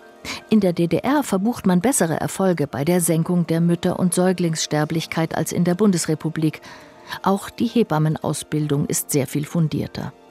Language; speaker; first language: German; native; German